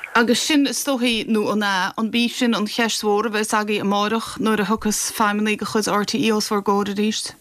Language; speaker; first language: Irish; native; Irish